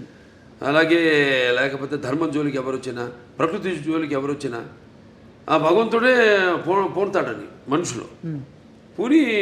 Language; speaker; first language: Telugu; native; Telugu